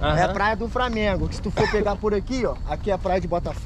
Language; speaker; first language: Portuguese; native; Portuguese